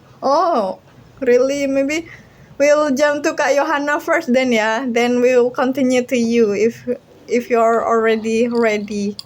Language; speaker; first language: English; non-native, learner; Indonesian